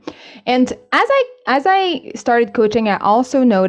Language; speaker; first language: English; native; English